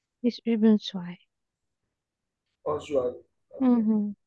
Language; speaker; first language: German; non-native, fluent; Indonesian